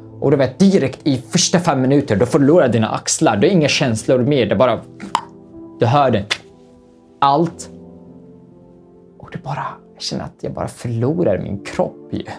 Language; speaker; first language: Swedish; non-native, fluent; Arabic